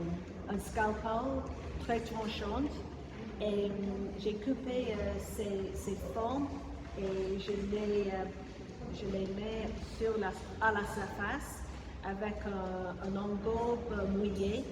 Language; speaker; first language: French; non-native, fluent; English